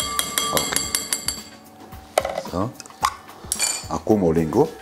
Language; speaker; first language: Romanian; non-native, learner; German